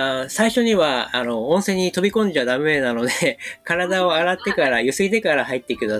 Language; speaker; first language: Japanese; native; Japanese